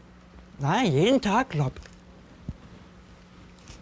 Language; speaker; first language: German; non-native, fluent; English